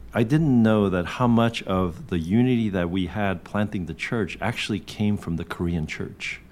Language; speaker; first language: English; early bilingual, other home language; Korean